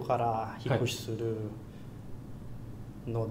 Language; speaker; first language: Japanese; non-native, learner; Portuguese